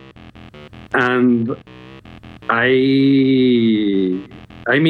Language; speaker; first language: English; non-native, fluent; Spanish